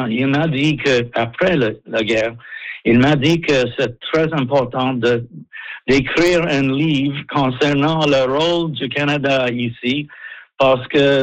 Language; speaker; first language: French; non-native, local second language; English